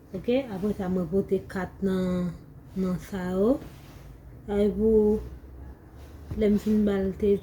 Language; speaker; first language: French; non-native, learner; Haitian Creole